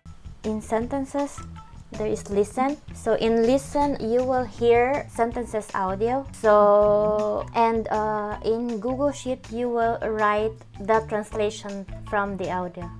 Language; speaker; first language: English; non-native, fluent; Indonesian